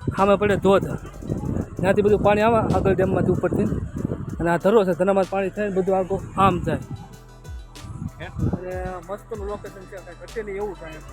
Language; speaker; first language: Gujarati; native; Gujarati